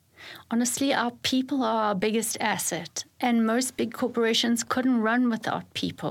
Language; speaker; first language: English; native; English